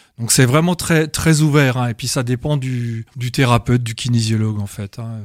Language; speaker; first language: French; native; French